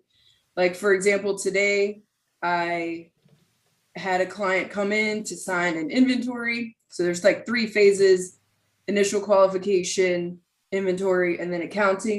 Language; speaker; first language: English; native; English